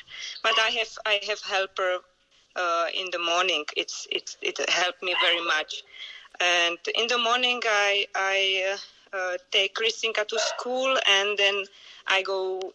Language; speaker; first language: English; non-native, learner; Czech